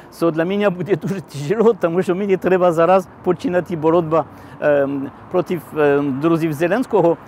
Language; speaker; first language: Ukrainian; non-native, learner; French